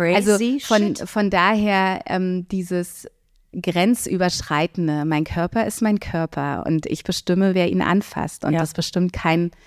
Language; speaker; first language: German; native; German